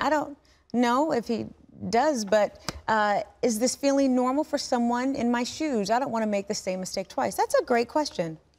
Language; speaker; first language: English; native; English